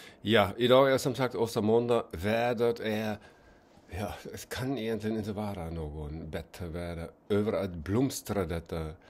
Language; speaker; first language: Swedish; non-native, fluent; German